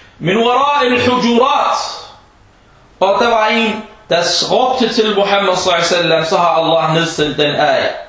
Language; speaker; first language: Danish; early bilingual, other home language; Arabic